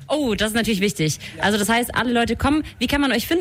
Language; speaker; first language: German; native; German